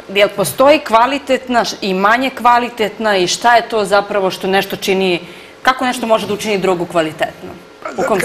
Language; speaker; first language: Serbian; native; Serbian